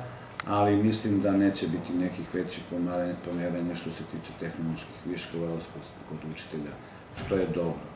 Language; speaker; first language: Serbian; native; Serbian